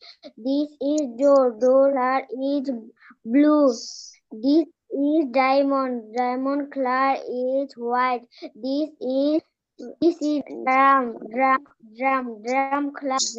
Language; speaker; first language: English; non-native, learner; Bangla